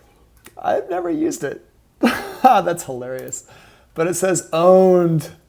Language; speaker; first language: English; native; English